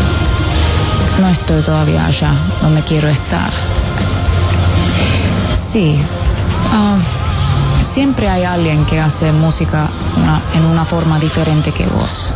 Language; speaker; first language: Spanish; non-native, fluent; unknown